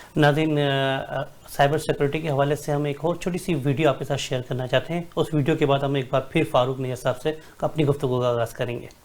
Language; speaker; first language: Urdu; native; Urdu